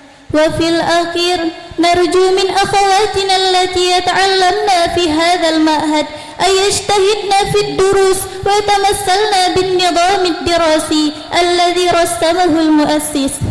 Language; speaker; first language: Arabic; non-native, learner; Indonesian